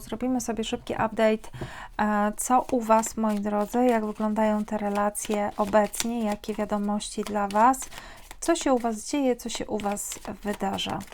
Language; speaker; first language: Polish; native; Polish